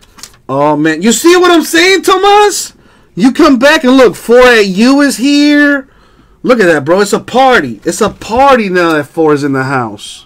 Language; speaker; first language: English; native; English